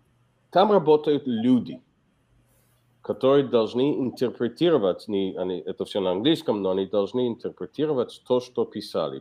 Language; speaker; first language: Russian; non-native, fluent; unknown